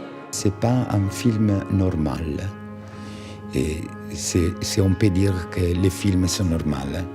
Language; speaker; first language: French; non-native, fluent; Italian